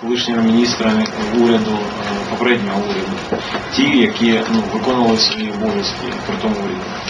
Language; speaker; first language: Ukrainian; native; Ukrainian